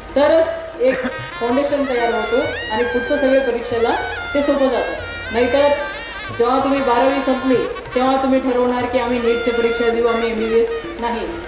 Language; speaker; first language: Marathi; non-native, fluent; Kannada